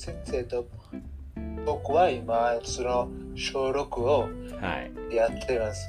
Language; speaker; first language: Japanese; non-native, learner; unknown